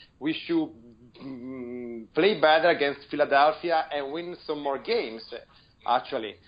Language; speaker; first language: English; non-native, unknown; Italian